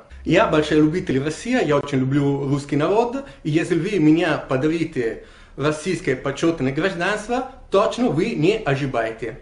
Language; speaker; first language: Russian; non-native, learner; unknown